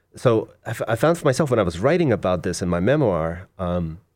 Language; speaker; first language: English; early bilingual, other home language; Russian